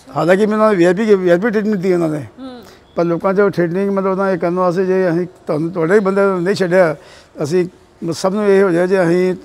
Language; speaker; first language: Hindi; non-native, local second language; Punjabi